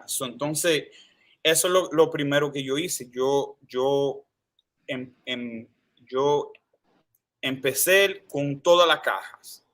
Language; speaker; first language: Spanish; early bilingual, heritage; Spanish